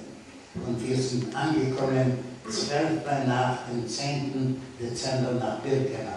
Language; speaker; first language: German; non-native, learner; Yiddish